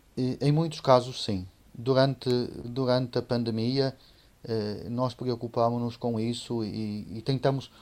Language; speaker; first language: Portuguese; native; Portuguese